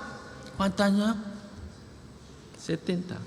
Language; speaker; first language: Spanish; non-native, learner; Korean